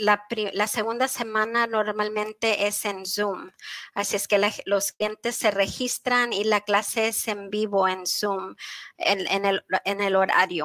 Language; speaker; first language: Spanish; early bilingual, heritage; Spanish